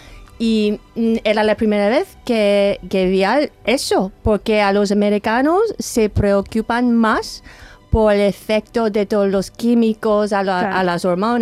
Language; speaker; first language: Spanish; non-native, fluent; English